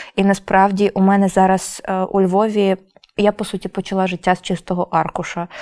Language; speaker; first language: Ukrainian; native; Ukrainian